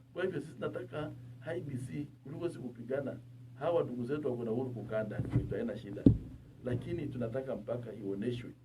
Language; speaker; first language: Swahili; non-native, local second language; Turkmen